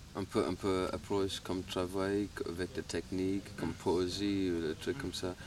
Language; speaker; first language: French; non-native, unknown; English